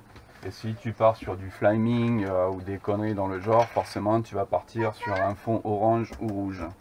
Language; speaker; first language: French; native; French